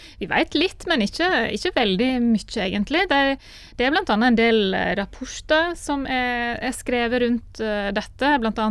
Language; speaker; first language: Norwegian; native; Norwegian